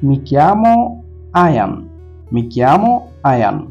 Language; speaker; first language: Italian; non-native, fluent; Bangla